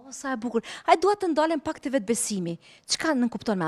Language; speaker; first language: Albanian; native; Albanian